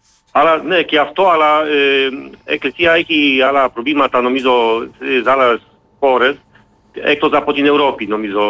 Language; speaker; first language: Greek; non-native, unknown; Polish